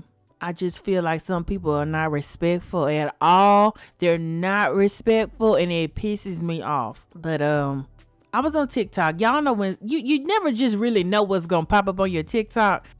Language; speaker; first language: English; native; English